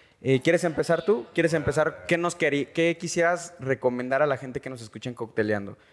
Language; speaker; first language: Spanish; native; Spanish